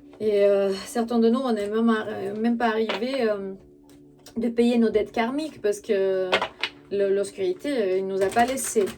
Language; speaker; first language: French; non-native, fluent; Romanian